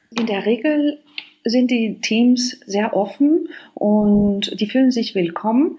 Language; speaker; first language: German; non-native, fluent; Spanish